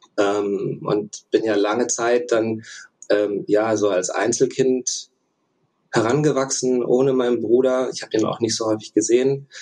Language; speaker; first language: German; early bilingual, other home language; Russian